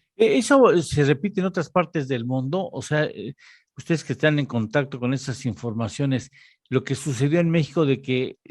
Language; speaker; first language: Spanish; native; Spanish